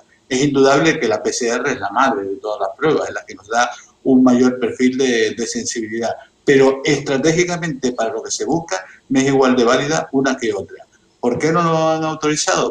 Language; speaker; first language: Spanish; native; Spanish